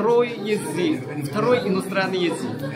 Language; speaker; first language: Russian; non-native, learner; Korean